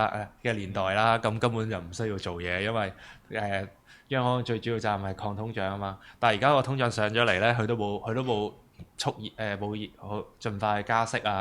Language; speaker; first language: Cantonese; native; Cantonese